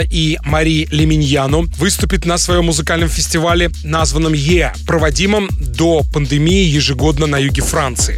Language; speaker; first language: Russian; native; Russian